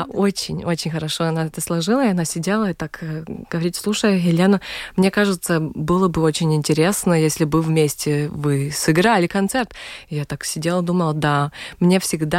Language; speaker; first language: Russian; non-native, local second language; Latvian